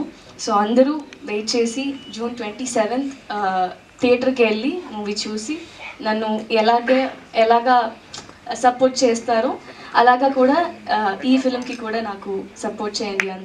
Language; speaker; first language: Telugu; non-native, learner; Tamil